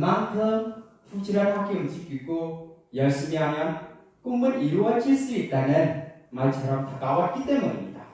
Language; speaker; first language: Korean; non-native, learner; Khmer